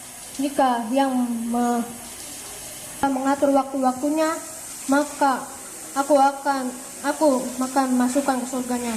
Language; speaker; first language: Indonesian; native; Indonesian